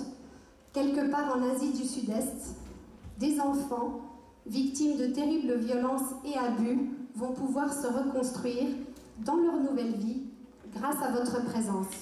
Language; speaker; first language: French; native; French